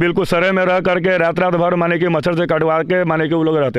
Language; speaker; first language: Hindi; native; Hindi